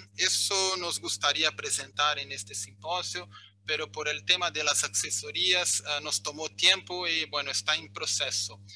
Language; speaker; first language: Spanish; non-native, fluent; Portuguese